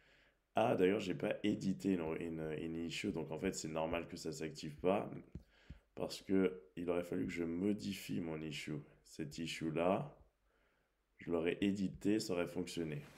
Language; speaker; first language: French; native; French